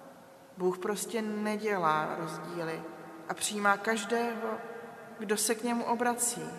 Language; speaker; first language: Czech; native; Czech